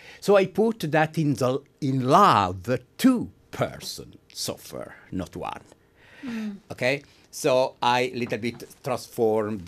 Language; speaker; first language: English; non-native, fluent; Italian